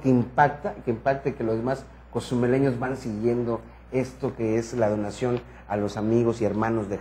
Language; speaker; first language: Spanish; native; Spanish